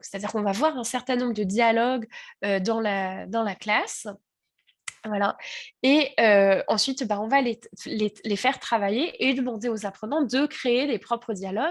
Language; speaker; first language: French; native; French